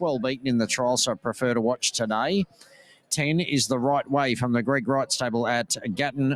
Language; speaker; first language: English; native; English